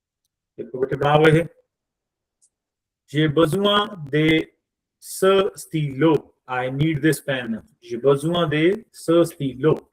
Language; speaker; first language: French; non-native, fluent; Punjabi